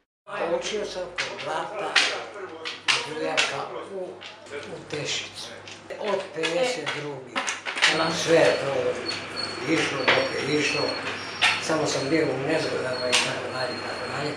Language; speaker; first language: Bosnian; native; Bosnian